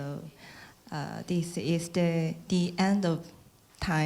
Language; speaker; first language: English; non-native, learner; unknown